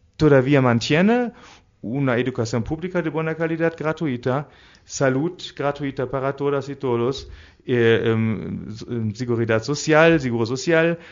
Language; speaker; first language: Spanish; non-native, fluent; German